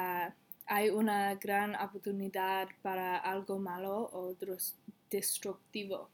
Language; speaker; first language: Spanish; non-native, learner; English